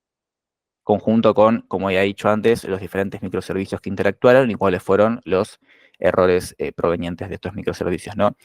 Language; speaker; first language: Spanish; native; Spanish